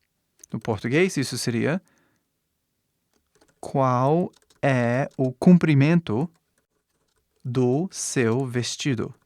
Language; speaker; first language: Portuguese; non-native, fluent; English